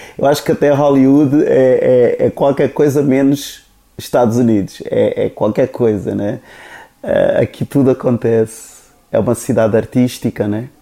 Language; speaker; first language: Portuguese; non-native, local second language; Kabuverdianu